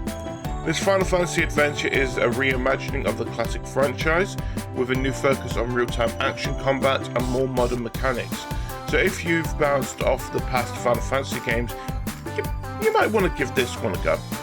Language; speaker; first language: English; native; English